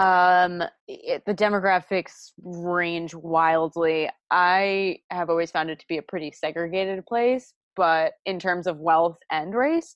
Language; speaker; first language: English; native; English